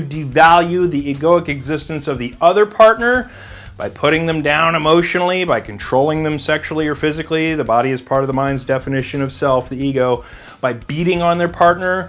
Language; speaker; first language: English; native; English